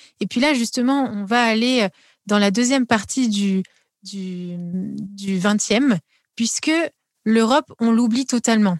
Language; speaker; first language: French; native; French